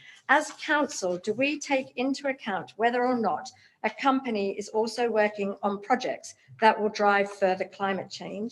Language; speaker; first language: English; native; English